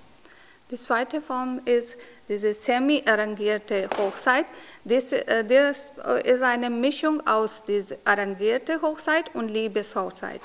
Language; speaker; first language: German; non-native, learner; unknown